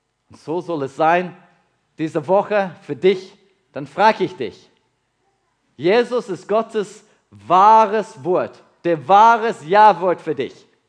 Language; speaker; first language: German; non-native, learner; English